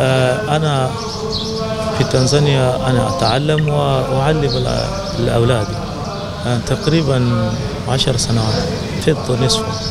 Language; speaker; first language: Arabic; non-native, fluent; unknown